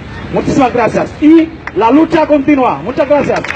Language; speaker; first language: Spanish; non-native, fluent; Haitian Creole